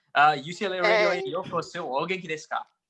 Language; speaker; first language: Japanese; non-native, learner; English